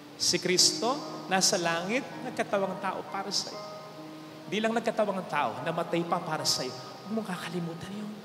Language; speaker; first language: Filipino; native; Filipino